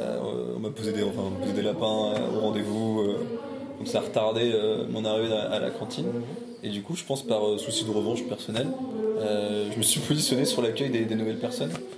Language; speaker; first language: French; native; French